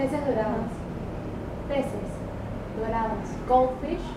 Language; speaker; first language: Spanish; native; Spanish